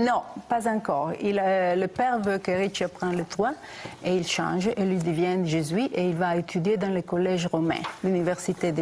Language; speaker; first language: French; non-native, fluent; Italian